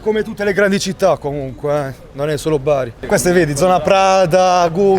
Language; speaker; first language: Italian; native; Italian